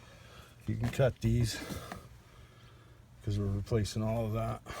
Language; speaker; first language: English; native; English